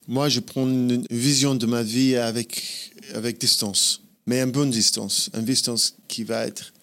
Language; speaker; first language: French; non-native, fluent; English